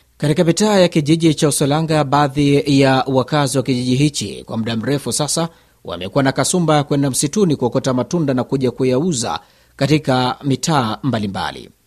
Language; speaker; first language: Swahili; native; Swahili